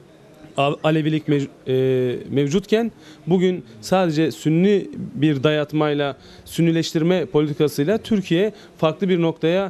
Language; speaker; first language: Turkish; native; Turkish